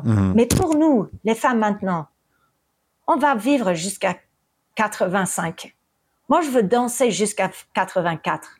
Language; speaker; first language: French; early bilingual, heritage; English